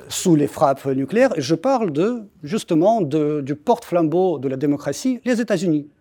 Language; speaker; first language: French; non-native, fluent; Russian